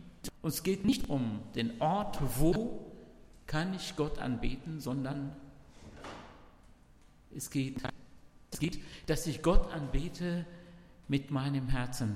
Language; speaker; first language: German; non-native, learner; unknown